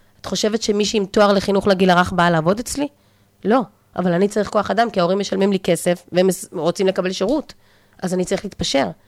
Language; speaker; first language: Hebrew; native; Hebrew